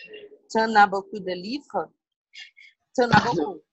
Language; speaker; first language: French; non-native, learner; Portuguese